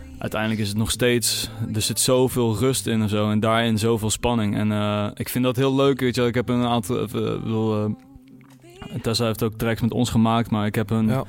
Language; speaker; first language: Dutch; native; Dutch